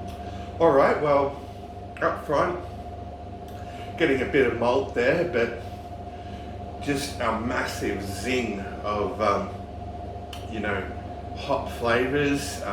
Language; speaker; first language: English; native; English